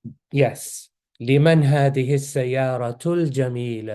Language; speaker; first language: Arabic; non-native, fluent; English